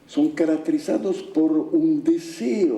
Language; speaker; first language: Spanish; non-native, fluent; Italian